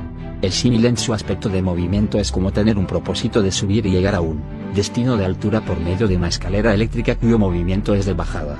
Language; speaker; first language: Spanish; native; Spanish